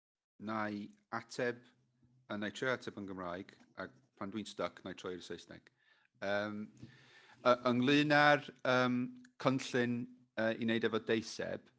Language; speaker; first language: Welsh; non-native, local second language; English